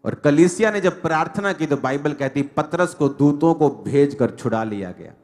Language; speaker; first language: Hindi; non-native, local second language; Punjabi